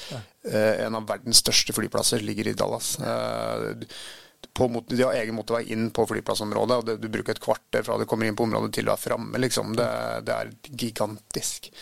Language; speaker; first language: Norwegian; early bilingual, other home language; Swedish